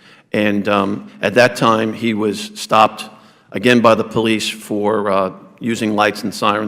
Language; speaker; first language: English; native; English